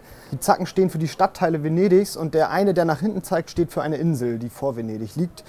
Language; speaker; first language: German; native; German